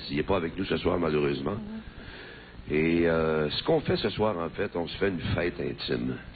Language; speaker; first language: French; native; French